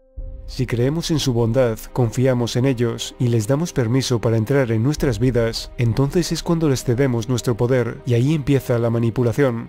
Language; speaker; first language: Spanish; native; Spanish